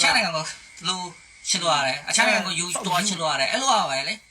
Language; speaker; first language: Burmese; non-native, learner; Khmer